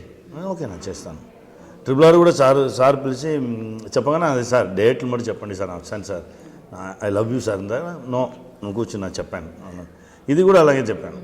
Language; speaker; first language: Telugu; non-native, local second language; Tamil